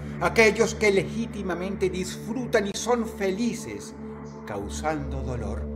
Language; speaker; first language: Spanish; native; Spanish